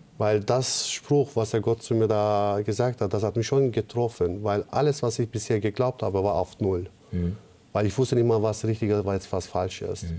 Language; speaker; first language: German; non-native, fluent; Turkish